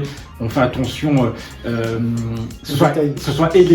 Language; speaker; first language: French; native; French